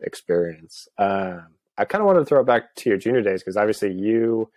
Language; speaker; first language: English; native; English